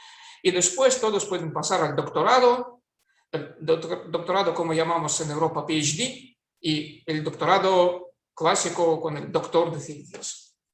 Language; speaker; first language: Spanish; non-native, fluent; Russian